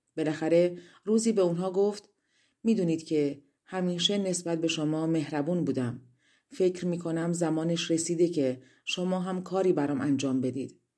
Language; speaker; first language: Persian; native; Persian